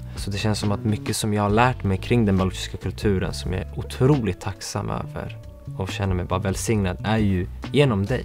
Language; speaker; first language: Swedish; early bilingual, other home language; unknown